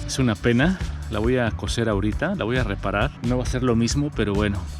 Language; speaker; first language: Spanish; native; Spanish